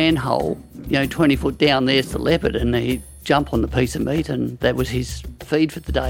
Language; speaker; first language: English; native; English